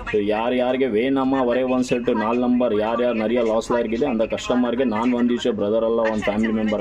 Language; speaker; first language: Tamil; non-native, local second language; Kannada